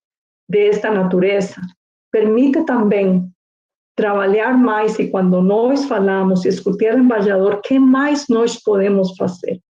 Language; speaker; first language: Portuguese; non-native, learner; Spanish